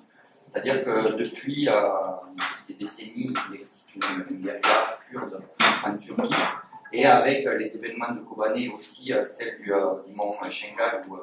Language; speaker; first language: French; native; French